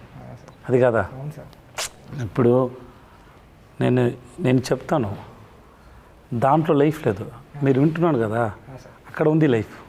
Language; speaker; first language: Telugu; non-native, learner; Tamil